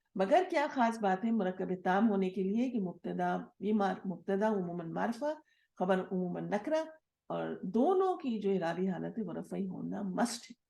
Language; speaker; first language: Urdu; native; Urdu